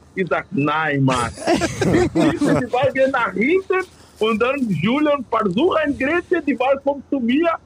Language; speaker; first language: German; non-native, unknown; Portuguese